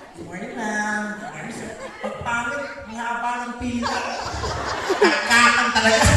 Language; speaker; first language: Filipino; native; Filipino